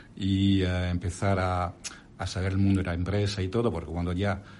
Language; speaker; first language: Spanish; non-native, fluent; French